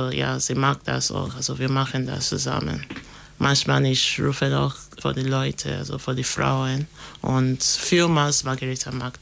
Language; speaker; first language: German; non-native, learner; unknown